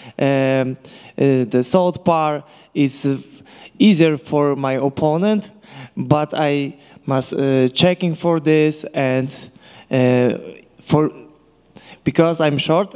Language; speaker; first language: English; non-native, learner; Polish